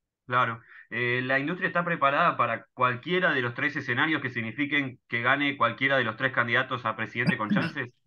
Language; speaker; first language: Spanish; native; Spanish